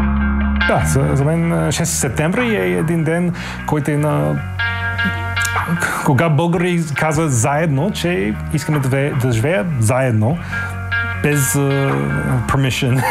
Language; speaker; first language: Bulgarian; non-native, learner; English